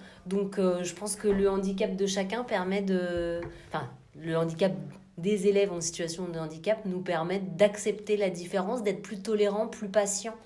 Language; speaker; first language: French; native; French